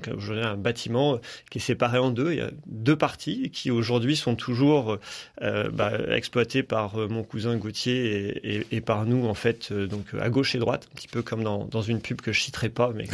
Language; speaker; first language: French; native; French